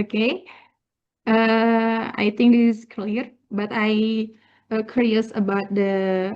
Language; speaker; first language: English; non-native, learner; Indonesian